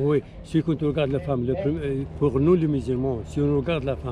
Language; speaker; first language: French; non-native, learner; Arabic